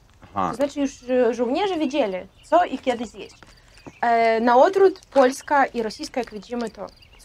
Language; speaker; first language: Polish; non-native, fluent; Russian